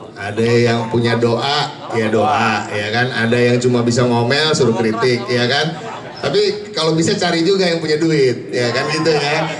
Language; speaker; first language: Indonesian; native; Indonesian